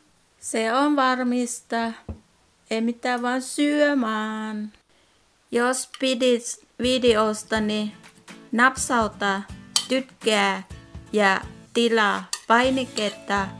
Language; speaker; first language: Finnish; non-native, learner; Thai